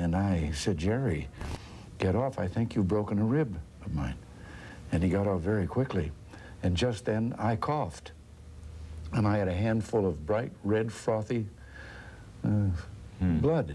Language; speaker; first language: English; native; English